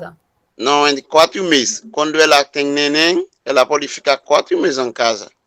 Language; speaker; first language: Portuguese; non-native, learner; Haitian Creole